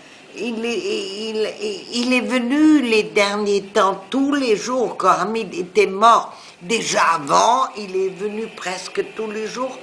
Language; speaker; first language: French; non-native, fluent; German